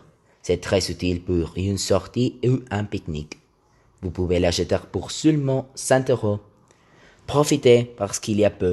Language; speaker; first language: French; non-native, learner; Spanish